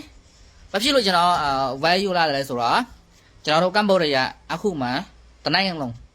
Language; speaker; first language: Burmese; non-native, learner; Khmer